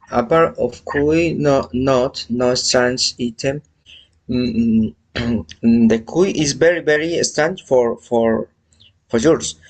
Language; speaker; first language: English; non-native, learner; Spanish